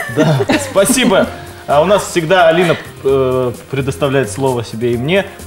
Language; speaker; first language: Russian; native; Russian